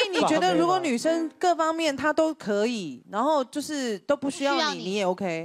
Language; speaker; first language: Chinese; native; Chinese